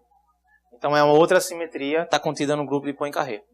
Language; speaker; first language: Portuguese; native; Portuguese